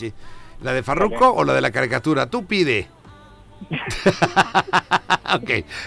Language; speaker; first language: Spanish; native; Spanish